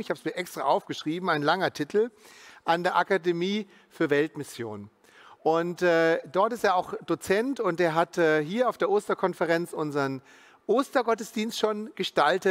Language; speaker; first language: German; native; German